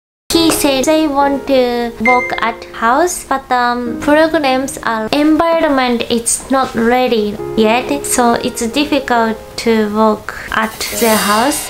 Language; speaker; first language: English; non-native, learner; Japanese